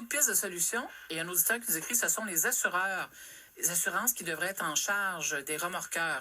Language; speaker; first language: French; native; French